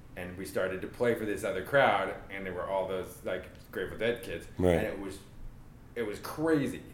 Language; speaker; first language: English; native; English